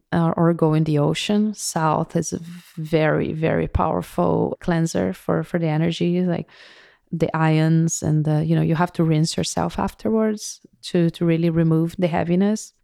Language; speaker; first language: English; non-native, fluent; Portuguese